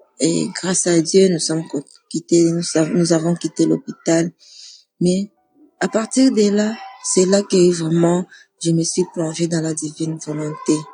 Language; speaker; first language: French; non-native, local second language; Swahili